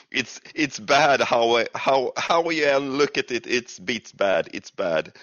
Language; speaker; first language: English; non-native, fluent; Swedish